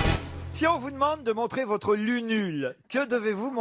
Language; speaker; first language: French; native; French